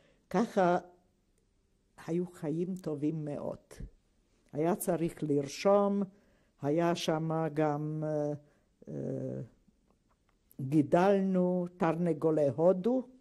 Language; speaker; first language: Hebrew; non-native, fluent; Hungarian